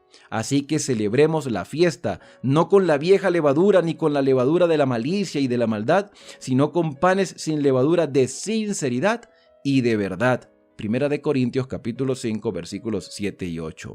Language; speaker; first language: Spanish; native; Spanish